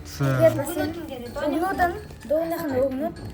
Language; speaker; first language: Mongolian; early bilingual, heritage; Mongolian